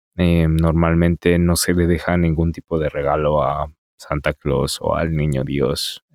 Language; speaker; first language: Spanish; native; Spanish